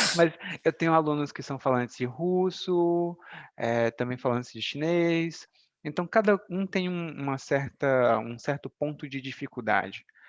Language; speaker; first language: Portuguese; native; Portuguese